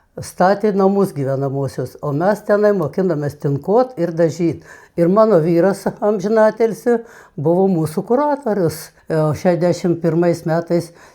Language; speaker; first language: Lithuanian; non-native, fluent; Russian